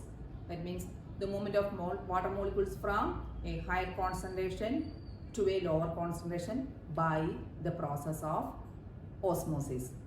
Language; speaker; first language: English; non-native, local second language; Malayalam